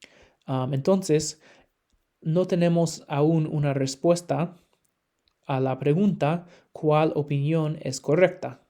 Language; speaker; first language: Spanish; non-native, fluent; English